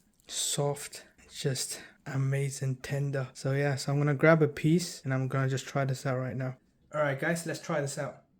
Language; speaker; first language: English; early bilingual, other home language; Tamil